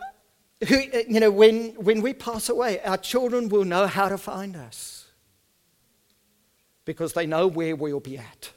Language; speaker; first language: English; non-native, local second language; Afrikaans